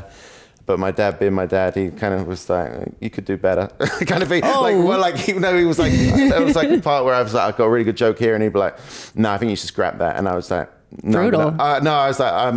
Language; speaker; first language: English; native; English